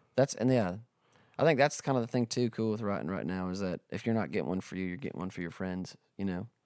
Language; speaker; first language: English; native; English